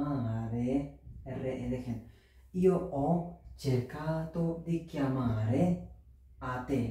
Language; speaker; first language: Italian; non-native, fluent; Bangla